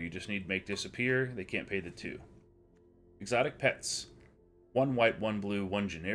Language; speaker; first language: English; native; English